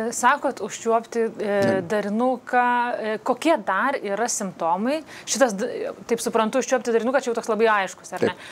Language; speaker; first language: Lithuanian; native; Lithuanian